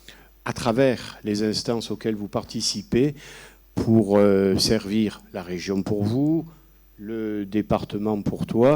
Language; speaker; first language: French; native; French